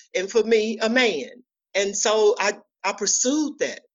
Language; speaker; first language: English; native; English